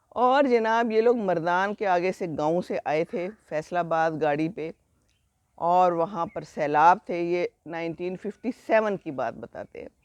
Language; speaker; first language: Urdu; native; Urdu